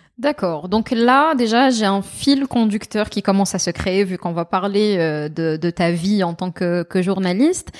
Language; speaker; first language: French; non-native, local second language; Arabic